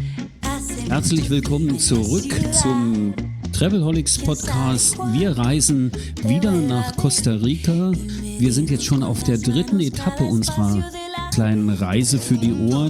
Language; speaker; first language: German; native; German